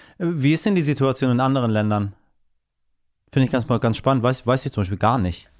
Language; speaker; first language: German; early bilingual, other home language; Persian